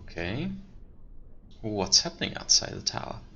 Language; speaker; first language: English; non-native, fluent; German